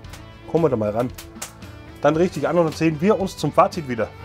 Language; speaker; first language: German; native; German